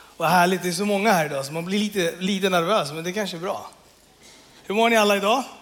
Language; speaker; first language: Swedish; early bilingual, other home language; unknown